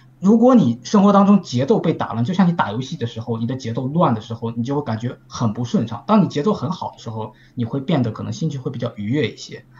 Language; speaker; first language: Chinese; native; Chinese